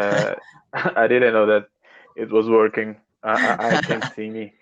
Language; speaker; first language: English; non-native, learner; Portuguese